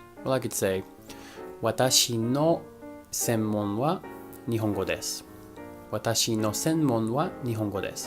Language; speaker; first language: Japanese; non-native, fluent; English